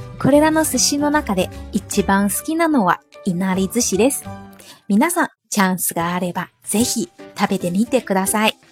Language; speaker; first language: Japanese; non-native, fluent; Chinese